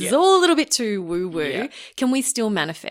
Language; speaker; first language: English; native; English